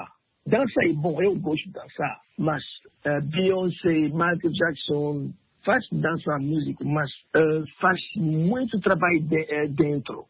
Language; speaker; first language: Portuguese; non-native, learner; French